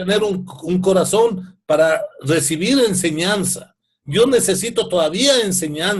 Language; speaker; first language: Spanish; native; Spanish